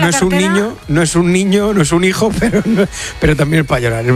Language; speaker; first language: Spanish; native; Spanish